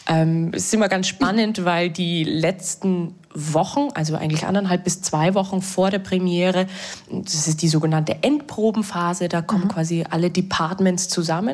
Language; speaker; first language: German; native; German